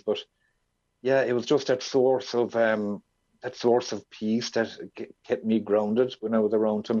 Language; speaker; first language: English; native; English